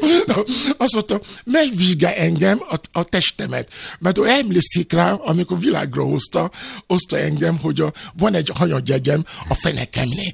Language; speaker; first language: Hungarian; non-native, fluent; Yoruba